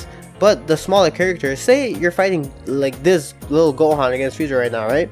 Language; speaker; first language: English; native; English